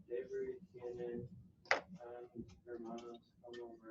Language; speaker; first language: Spanish; non-native, learner; English